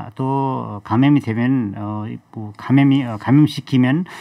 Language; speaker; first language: Korean; non-native, fluent; Nepali